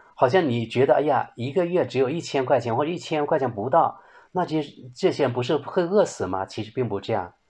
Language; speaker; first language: Chinese; native; Chinese